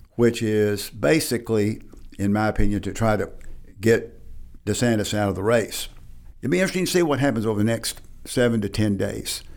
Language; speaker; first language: English; native; English